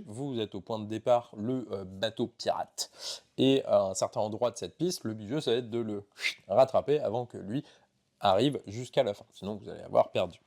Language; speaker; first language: French; native; French